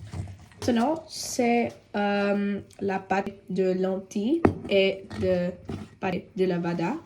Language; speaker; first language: French; non-native, learner; Tamil